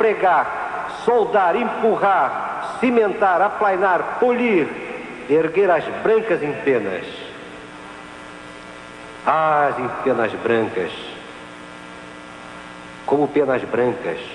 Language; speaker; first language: Portuguese; native; Portuguese